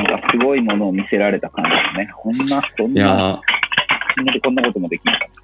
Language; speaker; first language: Japanese; native; Japanese